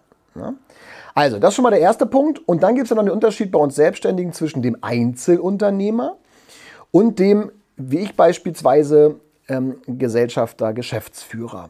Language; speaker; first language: German; native; German